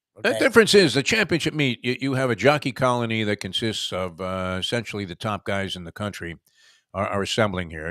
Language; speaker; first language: English; native; English